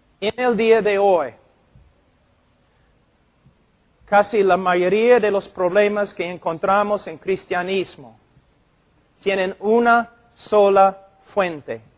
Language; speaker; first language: Spanish; non-native, fluent; English